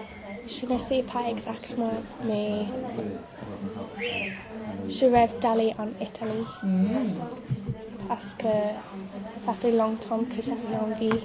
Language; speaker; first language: French; non-native, learner; English